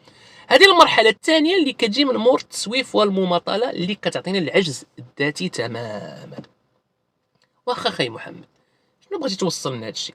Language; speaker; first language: Arabic; native; Arabic